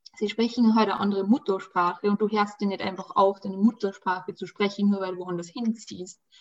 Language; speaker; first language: German; early bilingual, other home language; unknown